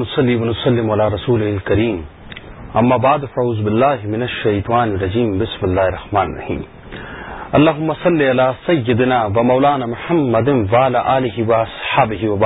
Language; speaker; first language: Urdu; native; Urdu